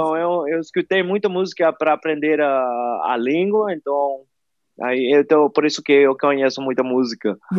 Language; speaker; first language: Portuguese; non-native, fluent; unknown